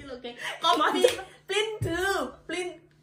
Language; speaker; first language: Korean; non-native, learner; Thai